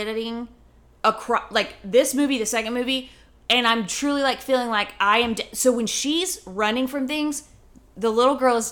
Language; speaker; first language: English; native; English